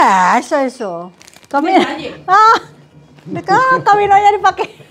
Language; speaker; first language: Spanish; non-native, learner; Indonesian